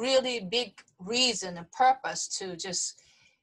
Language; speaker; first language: English; non-native, fluent; Japanese